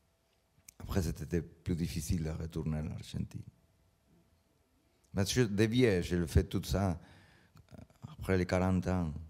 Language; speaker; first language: French; non-native, learner; Spanish